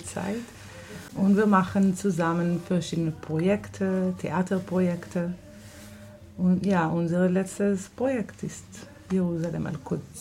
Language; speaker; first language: German; non-native, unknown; Hebrew